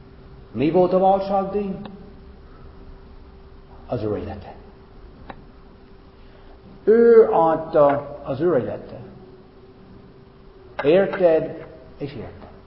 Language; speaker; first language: Hungarian; non-native, fluent; English